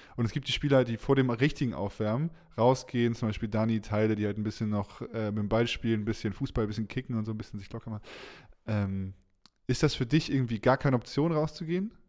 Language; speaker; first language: German; native; German